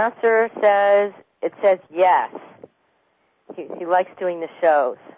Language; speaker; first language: English; native; English